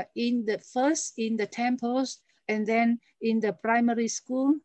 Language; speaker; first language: English; non-native, fluent; Vietnamese